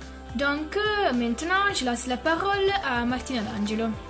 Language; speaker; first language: French; non-native, learner; Italian